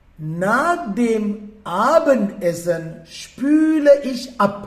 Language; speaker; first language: German; non-native, fluent; Sinhala